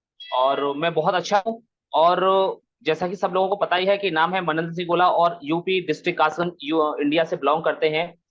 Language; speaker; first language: Hindi; native; Hindi